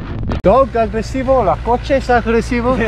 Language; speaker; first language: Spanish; non-native, learner; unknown